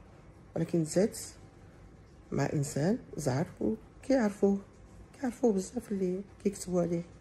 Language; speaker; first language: Arabic; native; Arabic